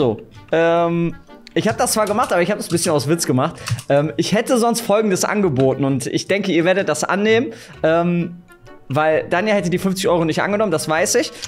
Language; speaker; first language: German; native; German